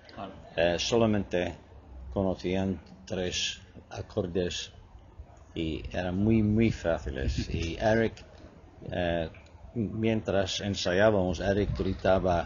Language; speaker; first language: Spanish; non-native, fluent; English